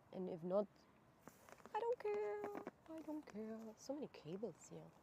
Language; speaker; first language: English; non-native, fluent; German